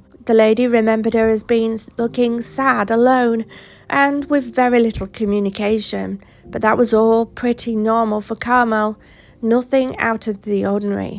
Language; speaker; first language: English; native; English